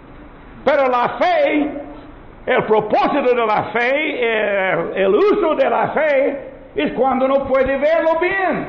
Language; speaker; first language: Spanish; non-native, learner; English